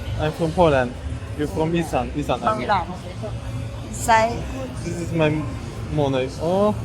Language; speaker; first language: English; non-native, learner; Polish